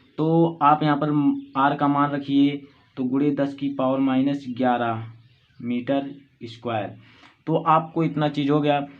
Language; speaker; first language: Hindi; native; Hindi